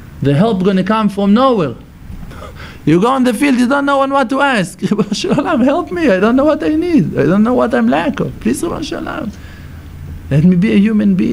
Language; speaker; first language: English; non-native, fluent; Hebrew